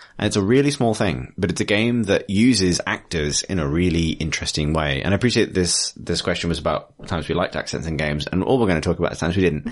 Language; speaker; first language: English; native; English